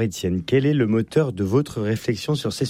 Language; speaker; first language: French; native; French